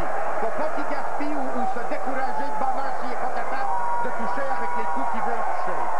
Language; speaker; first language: French; native; French